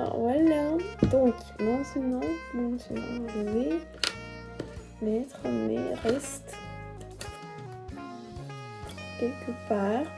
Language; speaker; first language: French; non-native, learner; Russian